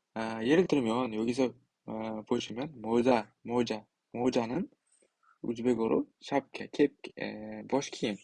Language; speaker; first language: Korean; non-native, fluent; Uzbek